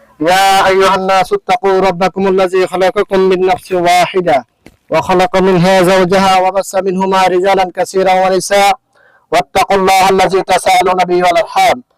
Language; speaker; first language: Arabic; non-native, fluent; Bangla